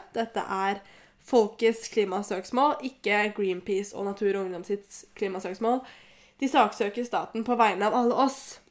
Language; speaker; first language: Norwegian; native; Norwegian